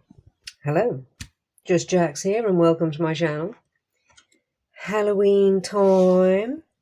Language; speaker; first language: English; native; English